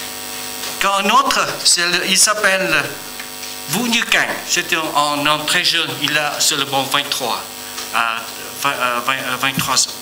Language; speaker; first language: French; non-native, learner; Vietnamese